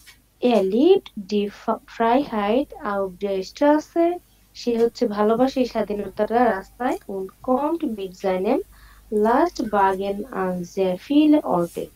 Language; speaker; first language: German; non-native, learner; Bangla